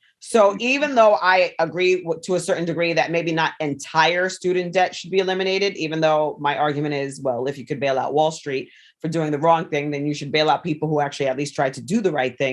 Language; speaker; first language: English; native; English